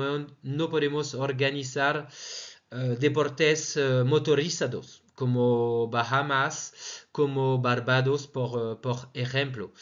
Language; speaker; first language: Spanish; non-native, fluent; French